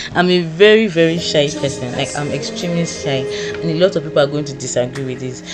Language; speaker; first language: English; non-native, local second language; Yoruba